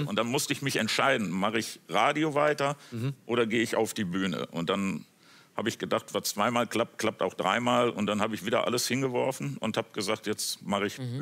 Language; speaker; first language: German; native; German